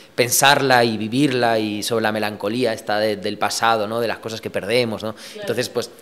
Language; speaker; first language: Spanish; early bilingual, other home language; Romanian